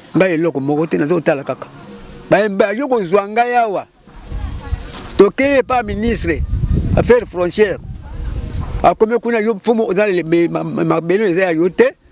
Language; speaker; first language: Lingala; non-native, local second language; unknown